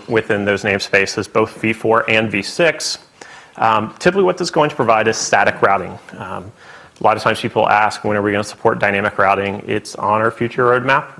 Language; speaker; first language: English; native; English